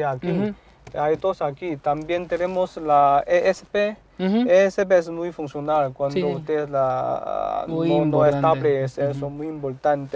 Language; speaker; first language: Spanish; non-native, learner; Chinese